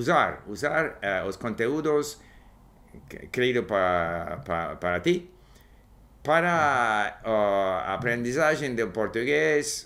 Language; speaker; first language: Portuguese; non-native, learner; English